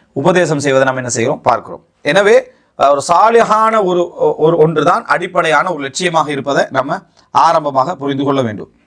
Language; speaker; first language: Tamil; native; Tamil